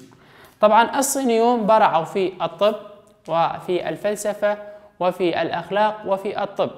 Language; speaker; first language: Arabic; non-native, local second language; Kurdish